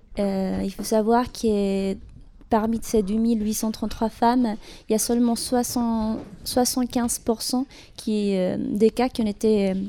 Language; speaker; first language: French; non-native, fluent; Spanish